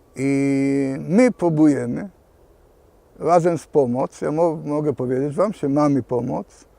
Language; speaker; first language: Polish; early bilingual, heritage; Polish